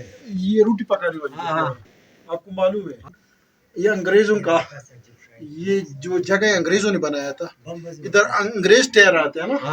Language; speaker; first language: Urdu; non-native, local second language; Pashto